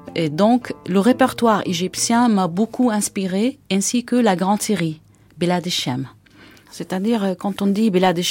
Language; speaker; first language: French; non-native, fluent; Arabic